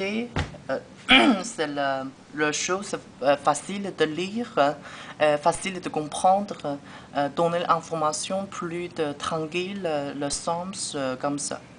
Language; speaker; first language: French; non-native, learner; Chinese